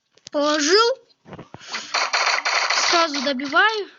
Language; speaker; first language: Russian; non-native, local second language; Kyrgyz